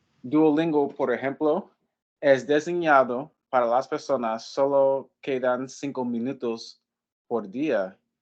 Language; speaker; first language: Spanish; non-native, learner; English